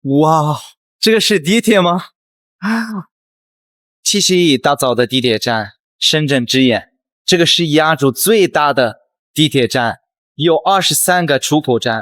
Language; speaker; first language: Chinese; non-native, fluent; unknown